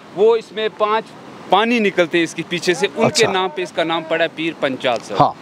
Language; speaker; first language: Hindi; native; Hindi